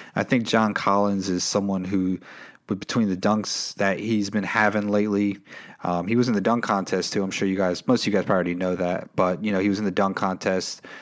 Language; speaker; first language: English; native; English